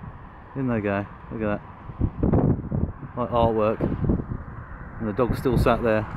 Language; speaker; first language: English; native; English